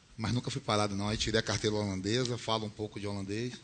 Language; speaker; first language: Portuguese; native; Portuguese